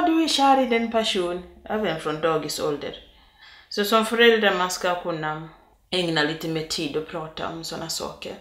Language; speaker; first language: Swedish; non-native, fluent; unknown